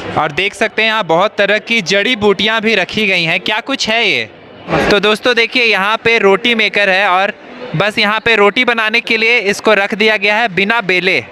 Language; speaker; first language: Hindi; native; Hindi